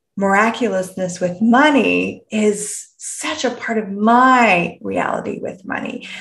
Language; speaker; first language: English; native; English